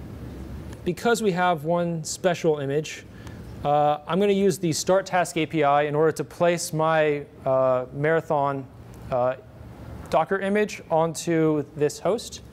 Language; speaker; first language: English; native; English